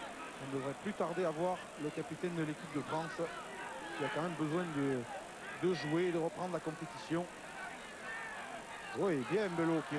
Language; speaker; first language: French; native; French